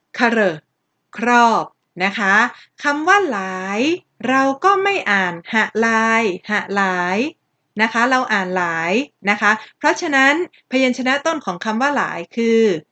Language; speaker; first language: Thai; native; Thai